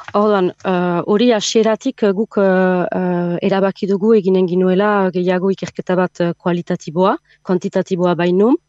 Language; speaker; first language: Basque; native; Basque